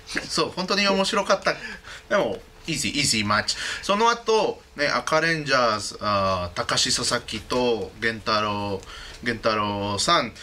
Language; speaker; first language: Japanese; non-native, learner; Spanish